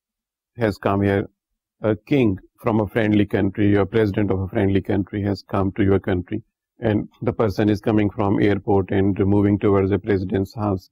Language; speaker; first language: English; non-native, local second language; Urdu